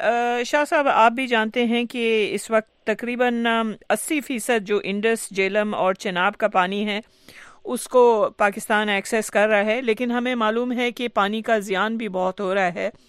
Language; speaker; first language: Urdu; native; Urdu